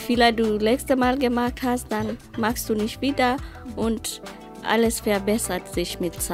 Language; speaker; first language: German; non-native, learner; Swahili